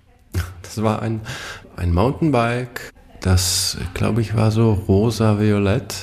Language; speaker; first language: German; non-native, fluent; Czech